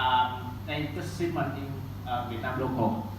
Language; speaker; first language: English; non-native, learner; Vietnamese